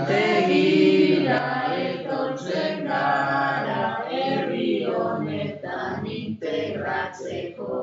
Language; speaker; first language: Basque; non-native, learner; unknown